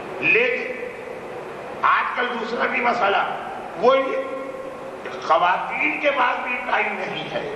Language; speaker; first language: Urdu; native; Urdu